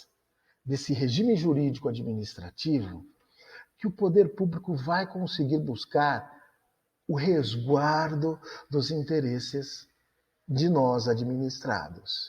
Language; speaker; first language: Portuguese; native; Portuguese